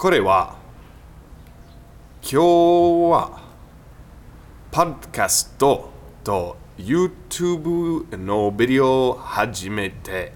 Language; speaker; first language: Japanese; non-native, learner; English